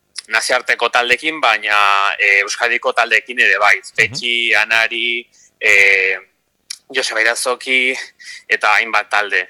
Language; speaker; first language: Basque; non-native, local second language; Spanish